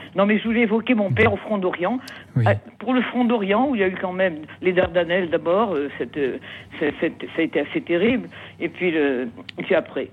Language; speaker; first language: French; native; French